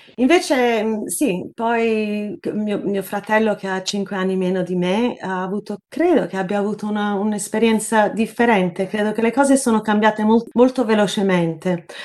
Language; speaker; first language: Italian; early bilingual, heritage; Italian